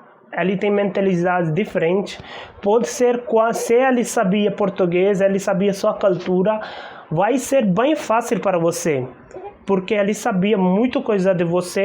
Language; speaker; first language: Portuguese; non-native, learner; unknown